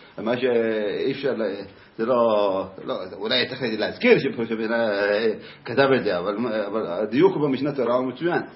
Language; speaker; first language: Hebrew; native; Hebrew